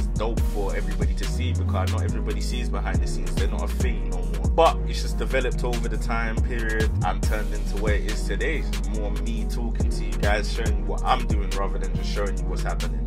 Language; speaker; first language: English; native; English